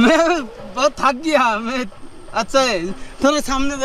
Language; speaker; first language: Hindi; non-native, learner; Bangla